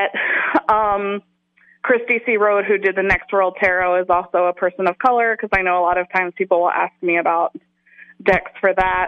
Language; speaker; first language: English; native; English